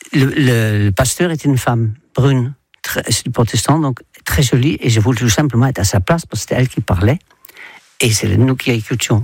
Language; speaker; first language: French; non-native, fluent; Dutch